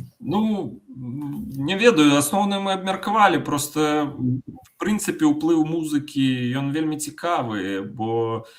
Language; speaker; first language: Belarusian; non-native, local second language; Russian